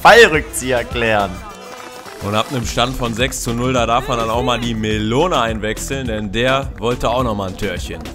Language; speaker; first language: German; native; German